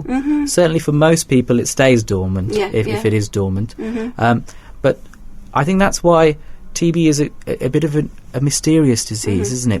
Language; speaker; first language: English; native; English